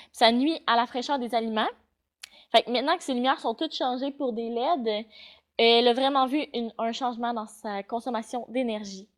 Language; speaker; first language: French; native; French